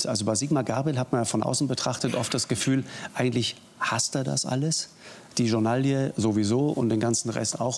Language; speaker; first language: German; native; German